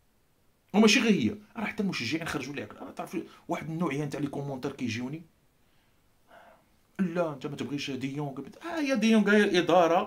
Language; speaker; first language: Arabic; native; Arabic